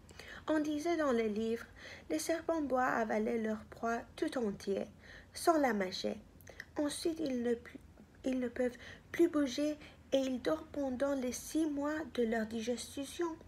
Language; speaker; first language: French; non-native, fluent; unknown